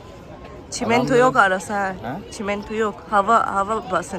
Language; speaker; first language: Turkish; non-native, fluent; Arabic